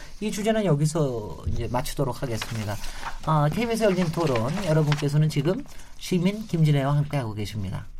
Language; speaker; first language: Korean; native; Korean